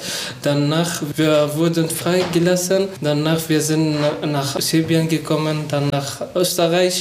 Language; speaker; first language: German; non-native, learner; Persian